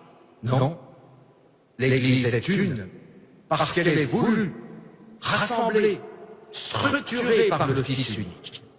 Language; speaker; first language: French; native; French